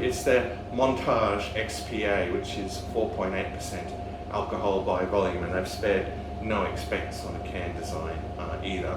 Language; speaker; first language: English; native; English